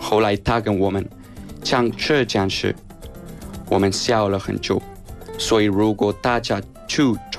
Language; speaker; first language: Chinese; non-native, fluent; Spanish